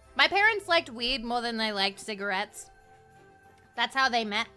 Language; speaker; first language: English; native; English